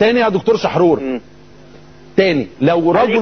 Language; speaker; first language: Arabic; native; Arabic